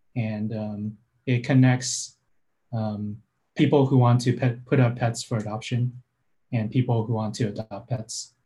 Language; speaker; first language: English; native; English